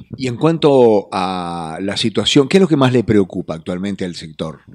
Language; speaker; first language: Spanish; native; Spanish